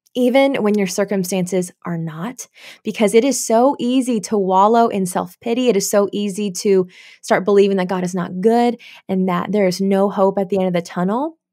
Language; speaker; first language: English; native; English